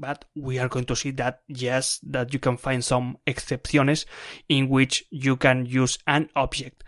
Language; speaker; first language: English; non-native, fluent; Spanish